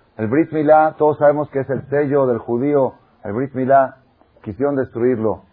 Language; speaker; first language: Spanish; native; Spanish